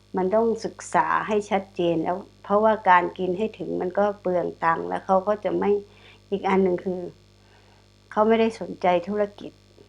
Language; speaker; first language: Thai; non-native, local second language; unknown